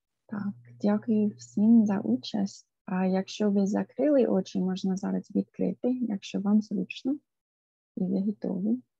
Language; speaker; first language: Ukrainian; non-native, fluent; English